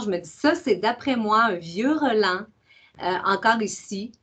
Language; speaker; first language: French; native; French